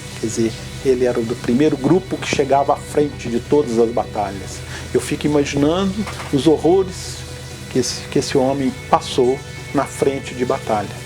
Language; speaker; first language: Portuguese; native; Portuguese